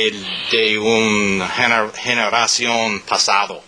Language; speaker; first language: Spanish; non-native, learner; English